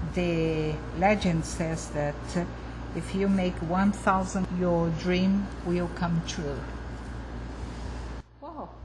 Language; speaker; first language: English; non-native, fluent; Portuguese